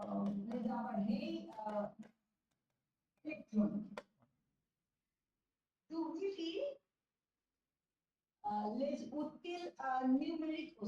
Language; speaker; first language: French; non-native, learner; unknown